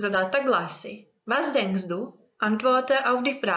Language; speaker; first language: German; non-native, fluent; Croatian